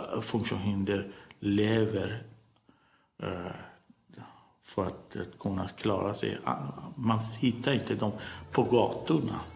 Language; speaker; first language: Swedish; non-native, learner; Persian